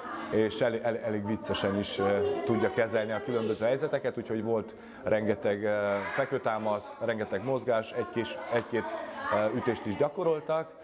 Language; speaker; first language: Hungarian; native; Hungarian